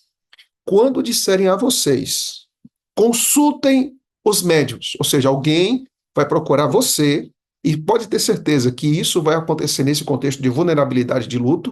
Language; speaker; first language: Portuguese; native; Portuguese